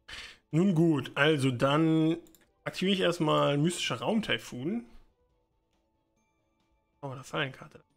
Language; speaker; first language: German; native; German